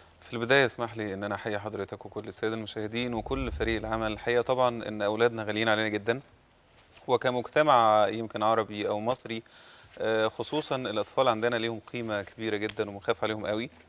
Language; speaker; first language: Arabic; native; Arabic